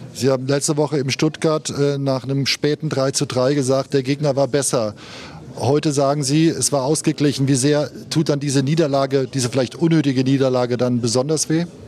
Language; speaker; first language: German; native; German